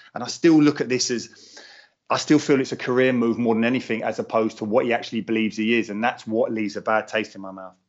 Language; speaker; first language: English; native; English